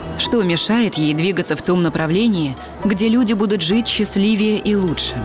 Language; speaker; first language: Russian; native; Russian